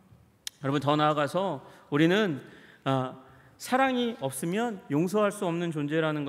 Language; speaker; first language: Korean; native; Korean